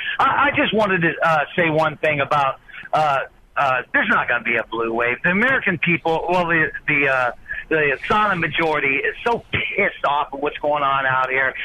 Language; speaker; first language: English; native; English